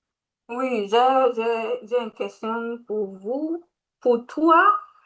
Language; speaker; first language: French; non-native, learner; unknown